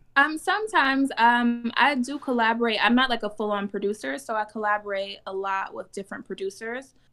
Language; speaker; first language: English; native; English